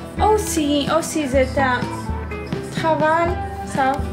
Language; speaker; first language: French; non-native, learner; Ukrainian